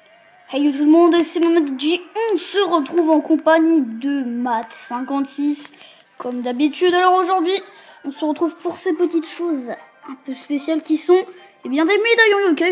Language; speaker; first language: French; native; French